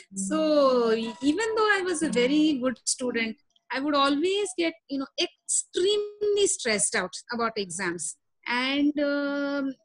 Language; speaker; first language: English; non-native, local second language; Hindi